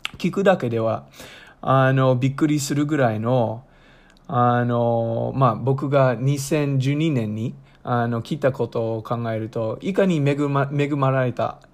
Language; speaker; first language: Japanese; non-native, fluent; English